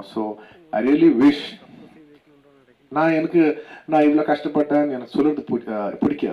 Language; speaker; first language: Tamil; non-native, local second language; Telugu